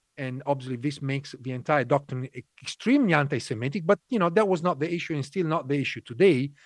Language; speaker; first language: English; non-native, fluent; Italian